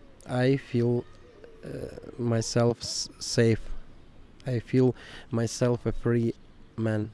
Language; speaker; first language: English; non-native, learner; Ukrainian